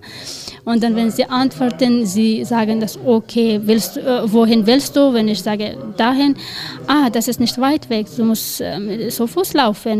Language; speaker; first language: German; non-native, learner; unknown